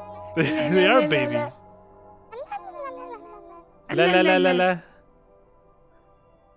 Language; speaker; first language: English; native; English